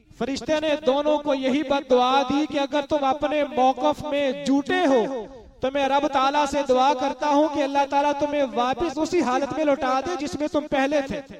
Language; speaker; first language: Urdu; non-native, local second language; Punjabi